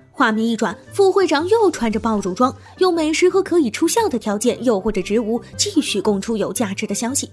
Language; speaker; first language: Chinese; native; Chinese